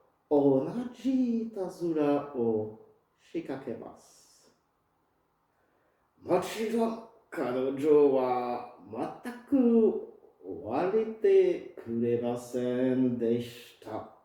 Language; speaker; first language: Japanese; non-native, fluent; French